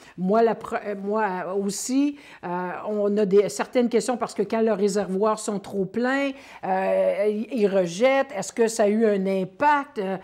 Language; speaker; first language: French; native; French